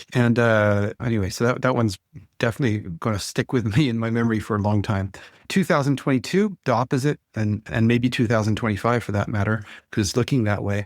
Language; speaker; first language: English; non-native, fluent; French